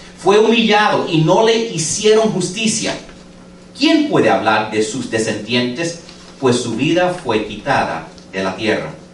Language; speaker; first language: Spanish; non-native, fluent; English